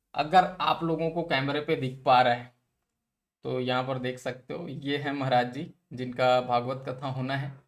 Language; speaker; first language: Hindi; native; Hindi